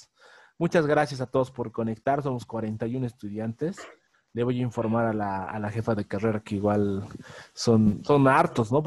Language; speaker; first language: Spanish; native; Spanish